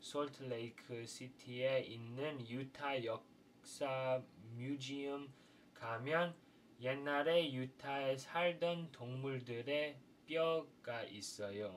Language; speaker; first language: Korean; non-native, fluent; English